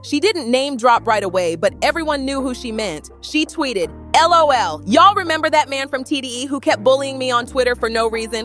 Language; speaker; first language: English; native; English